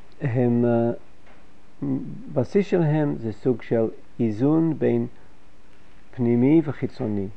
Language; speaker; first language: Hebrew; non-native, fluent; English